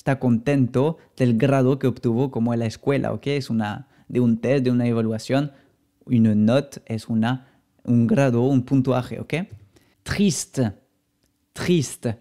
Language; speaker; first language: Spanish; non-native, fluent; French